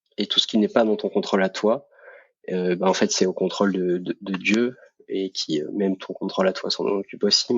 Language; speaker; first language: French; native; French